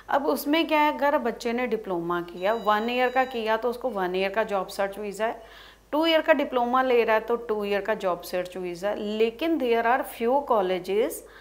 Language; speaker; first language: Hindi; non-native, local second language; Punjabi